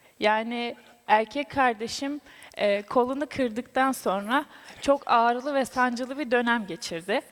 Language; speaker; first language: Turkish; native; Turkish